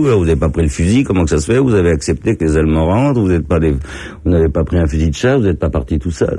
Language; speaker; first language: French; native; French